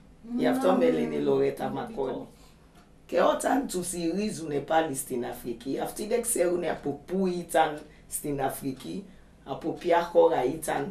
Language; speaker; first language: Greek; non-native, learner; Krio